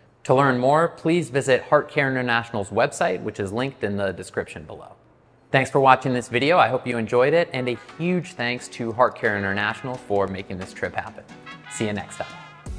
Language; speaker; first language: English; native; English